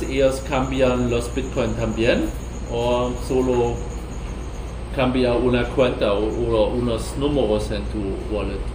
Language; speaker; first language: Spanish; non-native, learner; German